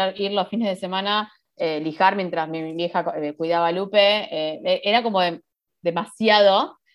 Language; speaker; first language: Spanish; native; Spanish